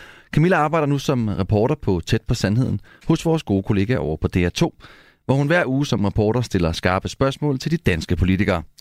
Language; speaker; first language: Danish; native; Danish